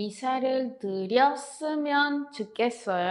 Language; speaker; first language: Korean; non-native, learner; Spanish